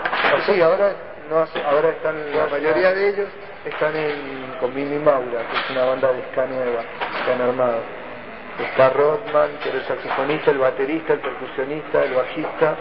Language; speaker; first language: Spanish; native; Spanish